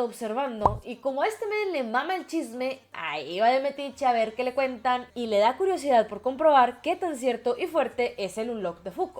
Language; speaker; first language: Spanish; native; Spanish